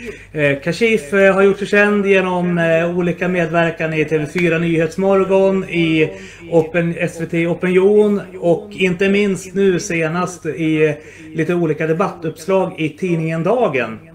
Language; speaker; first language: Swedish; native; Swedish